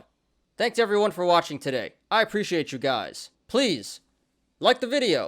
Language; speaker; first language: English; native; English